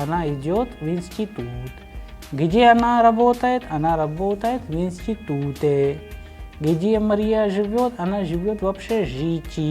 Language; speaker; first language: Russian; non-native, fluent; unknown